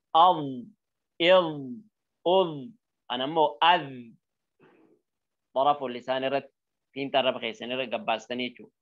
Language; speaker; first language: Arabic; non-native, learner; Oromo